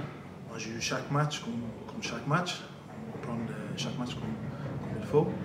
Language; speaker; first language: French; non-native, fluent; English